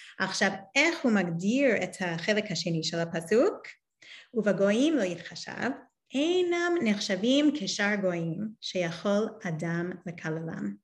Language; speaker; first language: Hebrew; non-native, fluent; English